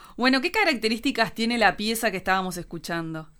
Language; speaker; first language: Spanish; native; Spanish